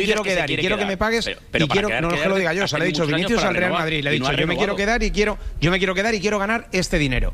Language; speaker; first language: Spanish; native; Spanish